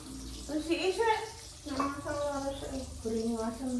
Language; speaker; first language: Indonesian; non-native, local second language; Javanese